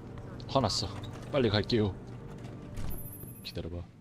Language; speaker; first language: Korean; native; Korean